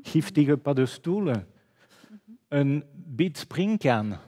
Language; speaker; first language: Dutch; non-native, fluent; French